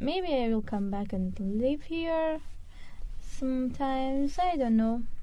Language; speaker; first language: English; non-native, learner; Armenian